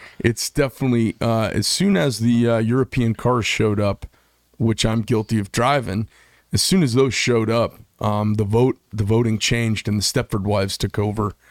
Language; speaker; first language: English; native; English